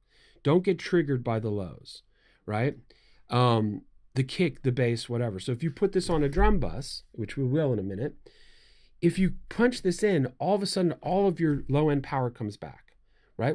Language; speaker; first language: English; native; English